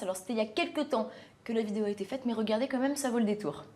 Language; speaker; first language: French; native; French